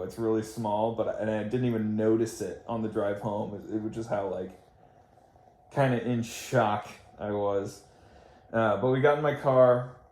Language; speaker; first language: English; native; English